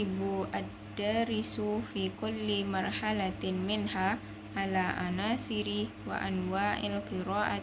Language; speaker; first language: Arabic; non-native, learner; Indonesian